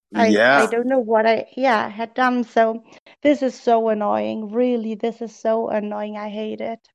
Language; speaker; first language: English; non-native, fluent; German